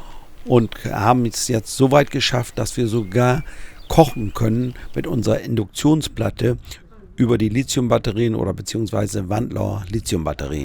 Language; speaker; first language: German; native; German